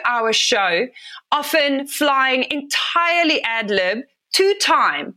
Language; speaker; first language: English; non-native, local second language; Afrikaans